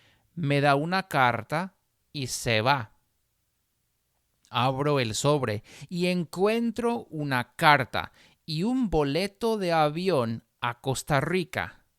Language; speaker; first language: Spanish; non-native, fluent; English